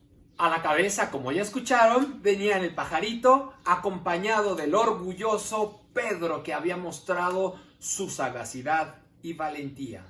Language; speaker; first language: Spanish; native; Spanish